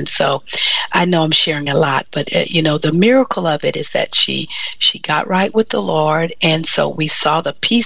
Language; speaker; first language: English; native; English